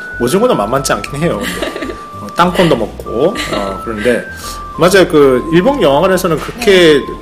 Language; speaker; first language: Korean; non-native, fluent; Japanese